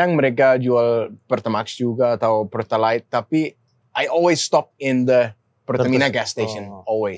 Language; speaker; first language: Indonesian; non-native, learner; Danish